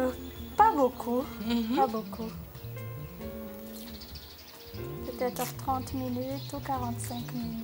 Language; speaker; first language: French; non-native, learner; Malagasy